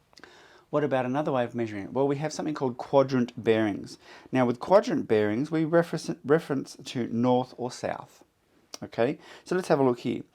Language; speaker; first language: English; native; English